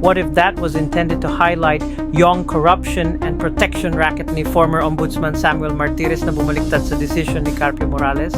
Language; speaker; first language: English; non-native, local second language; Filipino